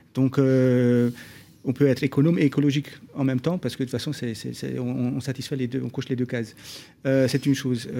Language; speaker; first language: French; non-native, fluent; Hungarian